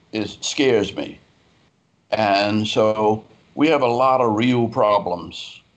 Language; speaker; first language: English; native; English